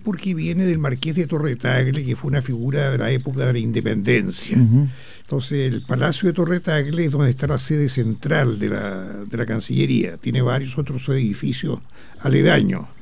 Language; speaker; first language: Spanish; native; Spanish